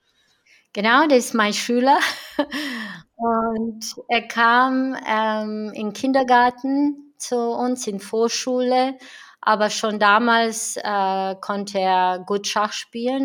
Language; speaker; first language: German; non-native, fluent; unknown